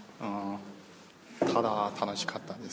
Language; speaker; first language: Japanese; non-native, learner; Chinese